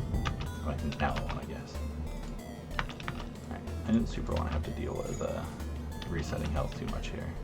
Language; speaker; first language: English; native; English